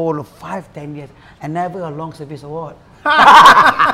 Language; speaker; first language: English; non-native, local second language; Malay